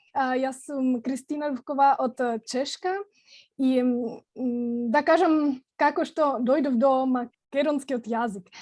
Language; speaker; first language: Macedonian; non-native, fluent; Czech